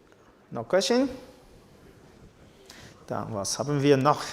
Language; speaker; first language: German; non-native, learner; Chinese